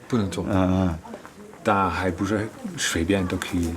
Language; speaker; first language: Chinese; non-native, fluent; Dutch